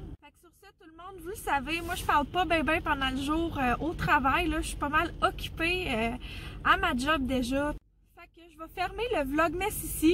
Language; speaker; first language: French; native; French